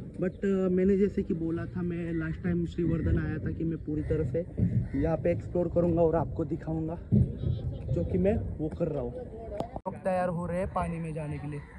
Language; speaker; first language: Hindi; non-native, local second language; Marathi